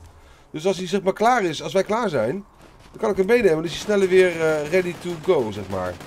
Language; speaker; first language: Dutch; native; Dutch